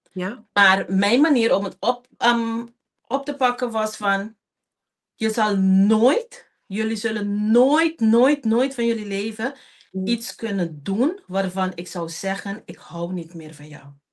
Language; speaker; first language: Dutch; non-native, local second language; Papiamento